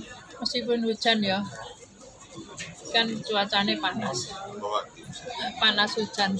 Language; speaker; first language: Cantonese; non-native, learner; Javanese